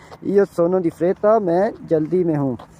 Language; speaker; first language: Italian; non-native, fluent; Urdu